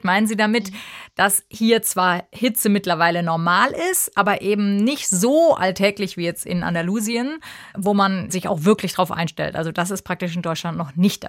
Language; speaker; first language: German; native; German